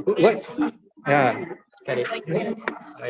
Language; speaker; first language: English; non-native, local second language; Malay